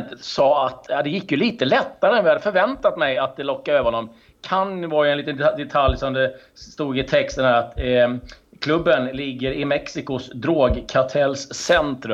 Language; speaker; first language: Swedish; native; Swedish